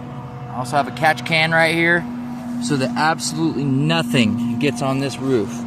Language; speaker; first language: English; native; English